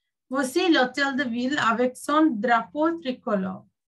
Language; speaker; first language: French; non-native, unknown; Sinhala